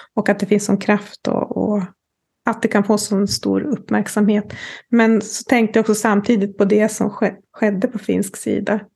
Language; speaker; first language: Swedish; native; Swedish